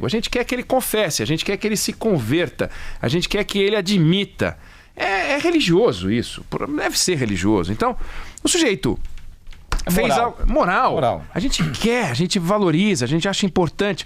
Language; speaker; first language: Portuguese; native; Portuguese